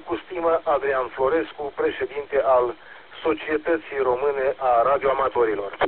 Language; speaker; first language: Romanian; native; Romanian